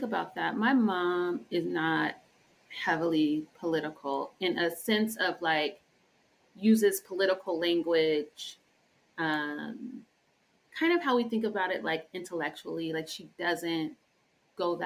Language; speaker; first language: English; native; English